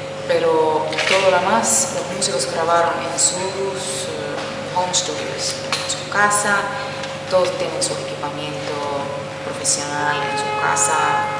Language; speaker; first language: Spanish; non-native, fluent; Finnish